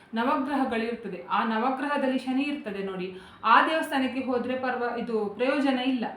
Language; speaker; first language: Kannada; non-native, local second language; Konkani